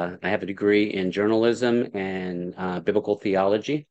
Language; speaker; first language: English; native; English